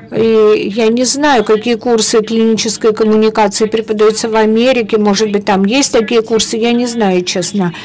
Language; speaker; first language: Russian; non-native, fluent; Italian